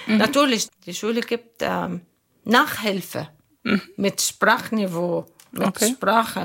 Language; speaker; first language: German; non-native, learner; Arabic